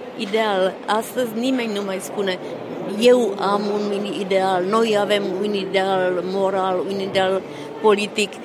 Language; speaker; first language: Romanian; non-native, fluent; Czech